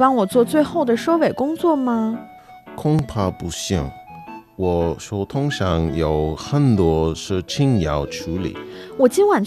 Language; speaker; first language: Chinese; non-native, learner; English